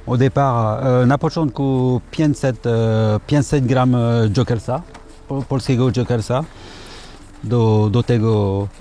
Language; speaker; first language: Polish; early bilingual, heritage; French